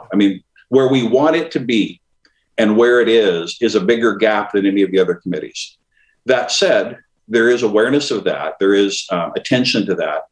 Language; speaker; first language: English; native; English